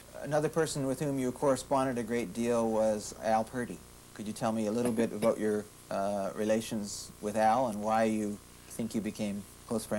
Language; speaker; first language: English; native; English